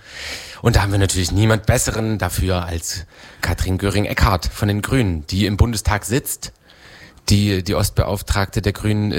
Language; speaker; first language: German; native; German